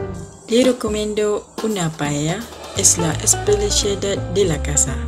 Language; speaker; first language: Spanish; non-native, learner; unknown